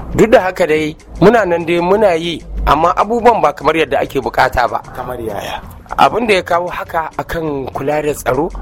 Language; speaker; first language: Hausa; native; Hausa